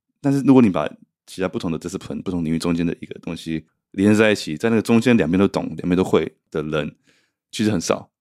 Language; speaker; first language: Chinese; native; Chinese